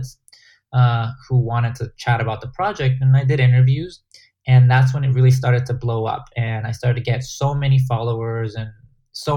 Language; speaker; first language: English; non-native, fluent; Spanish